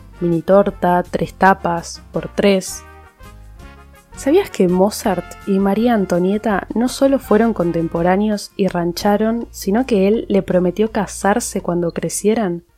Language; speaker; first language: Spanish; native; Spanish